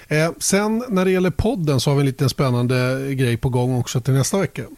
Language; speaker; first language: Swedish; native; Swedish